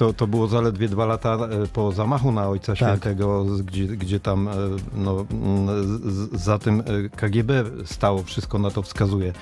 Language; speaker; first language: Polish; native; Polish